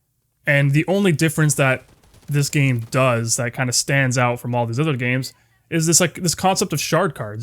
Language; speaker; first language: English; native; English